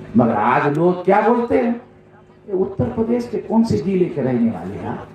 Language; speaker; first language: Hindi; non-native, local second language; Marathi